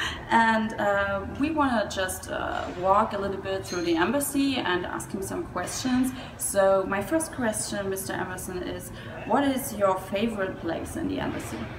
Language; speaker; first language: English; non-native, fluent; German